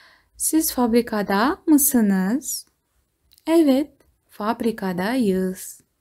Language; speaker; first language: Turkish; non-native, fluent; Kazakh